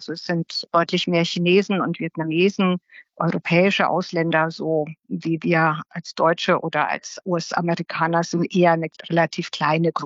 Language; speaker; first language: German; native; German